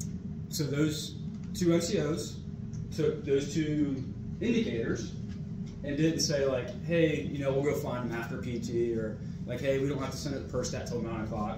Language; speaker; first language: English; native; English